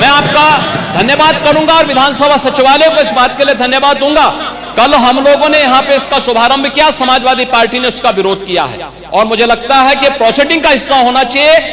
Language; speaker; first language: Hindi; native; Hindi